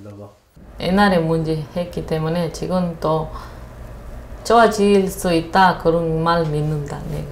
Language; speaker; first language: Korean; non-native, learner; Spanish